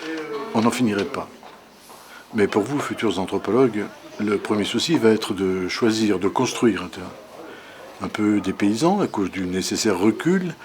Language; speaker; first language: French; native; French